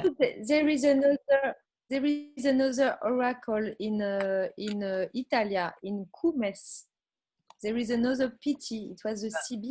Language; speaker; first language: English; non-native, learner; French